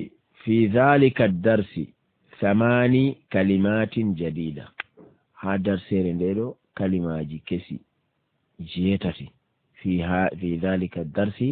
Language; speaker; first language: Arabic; non-native, fluent; Fula